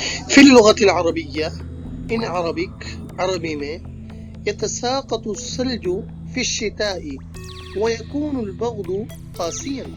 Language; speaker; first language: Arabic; non-native, fluent; Urdu